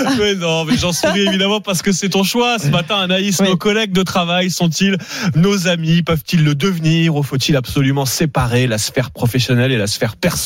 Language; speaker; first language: French; native; French